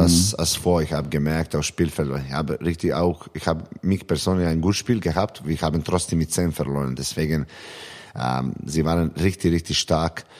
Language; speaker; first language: German; non-native, learner; Serbian